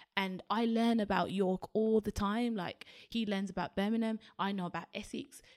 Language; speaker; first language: English; native; English